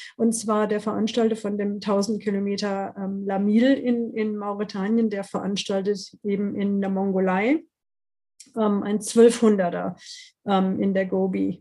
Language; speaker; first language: German; non-native, fluent; English